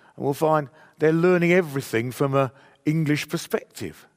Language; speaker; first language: English; native; English